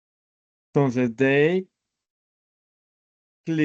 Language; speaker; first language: English; non-native, learner; Spanish